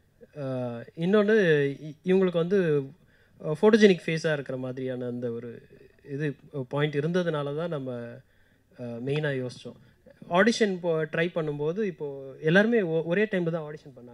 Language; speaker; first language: Tamil; native; Tamil